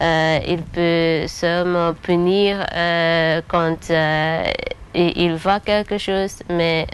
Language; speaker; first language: French; non-native, local second language; Dutch